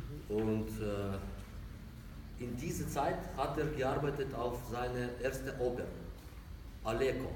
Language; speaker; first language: German; non-native, learner; Russian